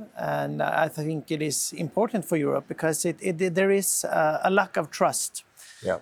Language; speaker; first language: English; non-native, fluent; Swedish